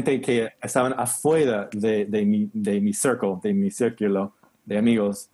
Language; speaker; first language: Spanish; non-native, learner; English